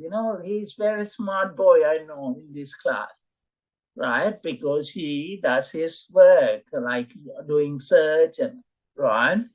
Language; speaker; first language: English; non-native, fluent; Tamil